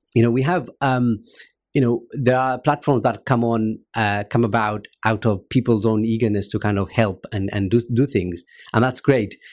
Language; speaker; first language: English; native; English